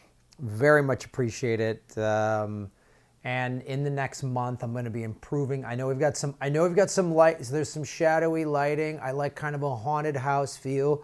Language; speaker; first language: English; native; English